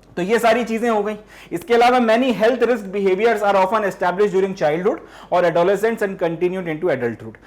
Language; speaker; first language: Hindi; native; Hindi